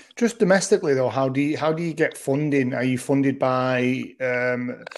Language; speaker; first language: English; early bilingual, other home language; Maltese